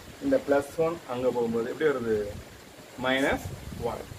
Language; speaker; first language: Tamil; native; Tamil